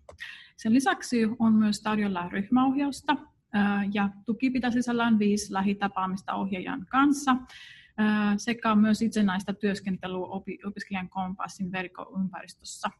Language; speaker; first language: Finnish; non-native, fluent; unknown